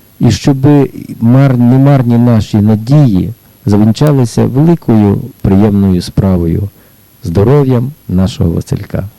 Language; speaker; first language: Ukrainian; native; Ukrainian